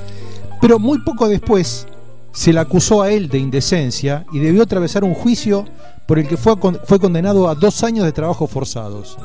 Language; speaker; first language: Spanish; native; Spanish